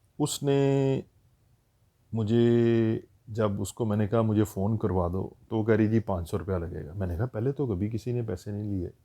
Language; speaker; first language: Urdu; native; Urdu